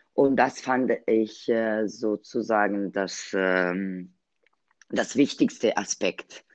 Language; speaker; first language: German; non-native, learner; Italian